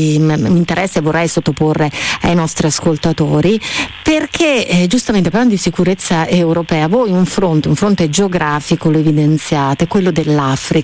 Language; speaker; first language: Italian; native; Italian